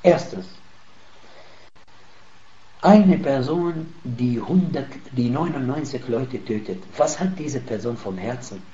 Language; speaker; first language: German; non-native, fluent; Arabic